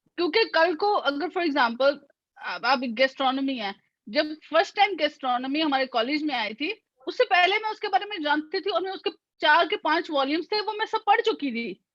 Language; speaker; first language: Urdu; native; Urdu